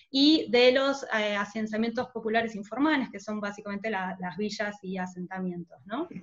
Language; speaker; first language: Spanish; native; Spanish